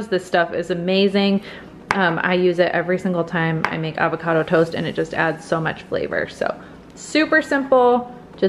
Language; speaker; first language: English; native; English